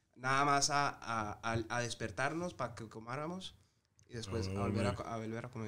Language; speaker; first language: Spanish; early bilingual, heritage; Spanish